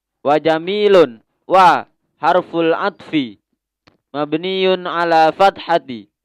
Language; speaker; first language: Arabic; non-native, learner; Indonesian